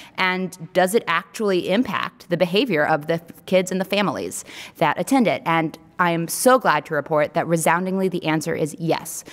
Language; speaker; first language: English; native; English